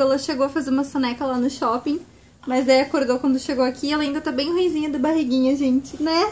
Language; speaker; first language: Portuguese; native; Portuguese